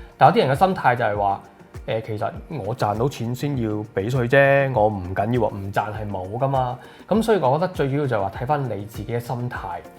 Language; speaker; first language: Cantonese; early bilingual, other home language; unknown